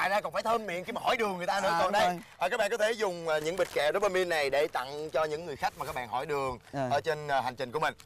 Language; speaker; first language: Vietnamese; native; Vietnamese